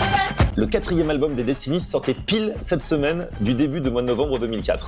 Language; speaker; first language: French; native; French